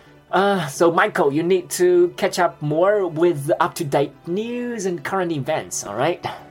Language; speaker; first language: English; non-native, fluent; Chinese